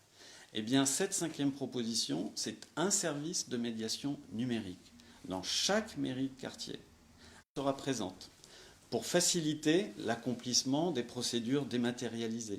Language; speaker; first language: French; native; French